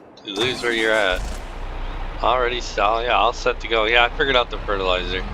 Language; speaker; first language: English; native; English